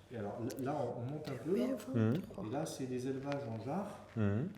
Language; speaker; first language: French; native; French